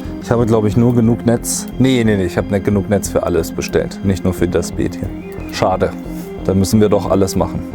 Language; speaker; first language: German; native; German